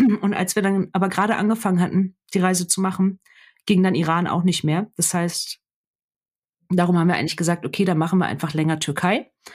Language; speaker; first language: German; native; German